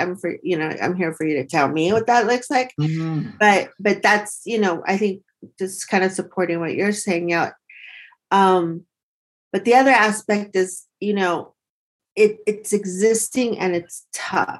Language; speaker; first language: English; early bilingual, other home language; Spanish